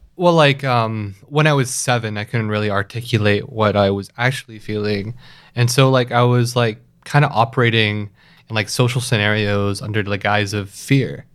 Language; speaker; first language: English; native; English